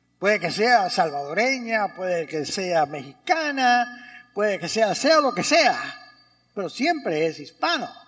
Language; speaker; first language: Spanish; early bilingual, heritage; Spanish